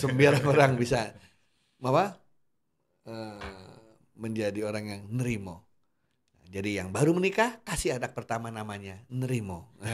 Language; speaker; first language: Indonesian; non-native, local second language; Javanese